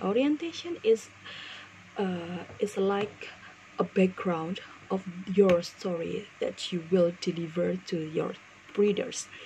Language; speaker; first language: English; non-native, fluent; Indonesian